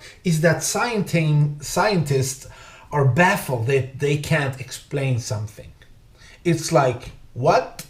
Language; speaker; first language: English; native; English